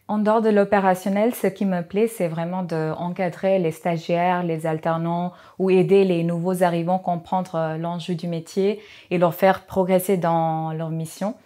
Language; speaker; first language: French; non-native, fluent; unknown